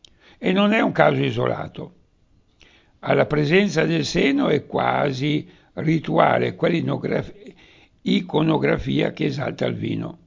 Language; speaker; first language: Italian; native; Italian